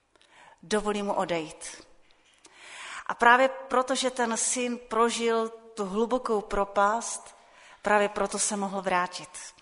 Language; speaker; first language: Czech; non-native, local second language; Polish